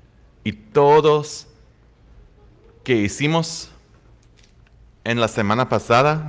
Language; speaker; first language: Spanish; non-native, fluent; English